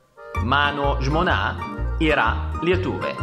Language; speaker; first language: Lithuanian; non-native, fluent; Italian